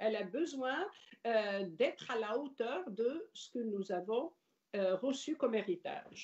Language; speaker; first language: French; non-native, local second language; Arabic